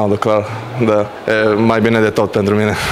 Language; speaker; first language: Romanian; non-native, learner; Bulgarian